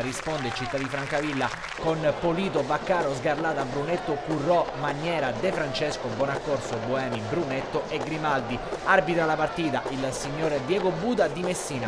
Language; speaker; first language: Italian; native; Italian